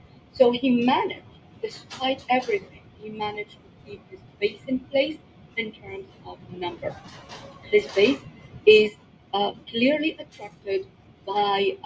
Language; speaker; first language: English; non-native, local second language; Arabic